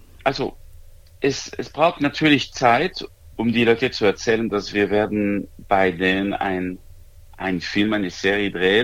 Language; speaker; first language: German; non-native, local second language; French